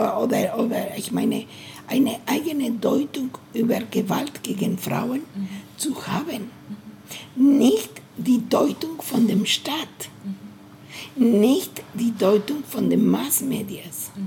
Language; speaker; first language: German; non-native, learner; Spanish